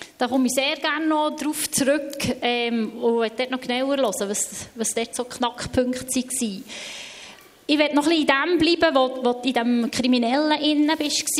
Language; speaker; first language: German; native; German